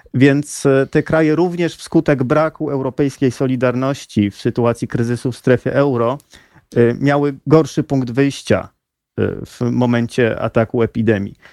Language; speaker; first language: Polish; native; Polish